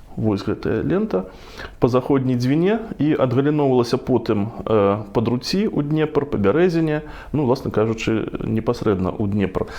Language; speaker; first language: Belarusian; non-native, local second language; Russian